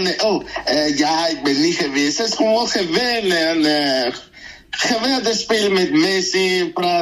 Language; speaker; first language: Dutch; non-native, learner; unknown